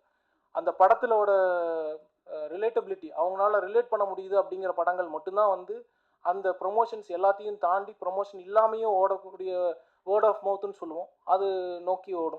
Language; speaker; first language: Tamil; native; Tamil